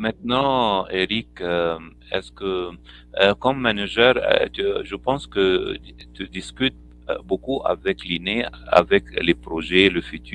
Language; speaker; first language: French; non-native, fluent; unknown